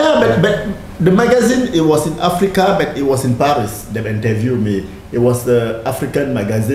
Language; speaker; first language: English; non-native, fluent; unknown